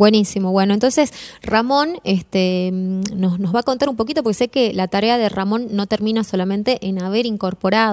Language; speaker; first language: Spanish; native; Spanish